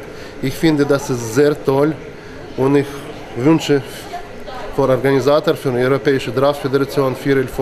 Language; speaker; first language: German; non-native, learner; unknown